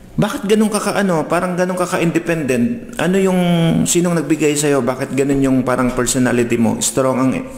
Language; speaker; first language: Filipino; non-native, local second language; Cebuano